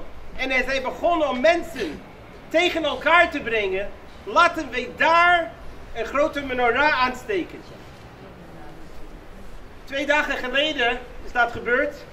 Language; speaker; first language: Dutch; non-native, fluent; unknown